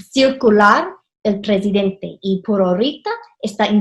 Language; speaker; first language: Spanish; non-native, fluent; English